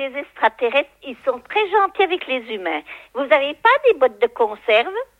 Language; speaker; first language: French; native; French